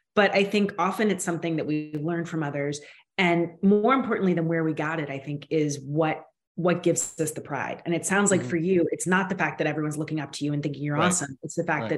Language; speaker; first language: English; native; English